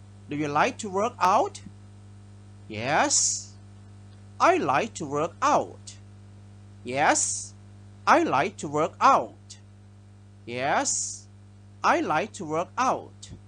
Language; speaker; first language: English; non-native, fluent; Thai